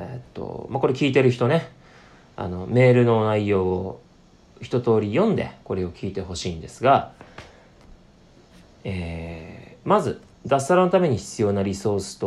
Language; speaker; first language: Japanese; native; Japanese